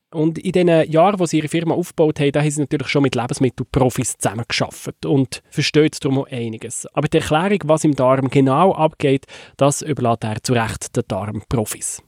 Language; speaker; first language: German; native; German